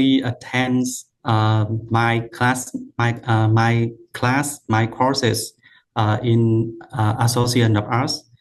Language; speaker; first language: English; non-native, learner; Vietnamese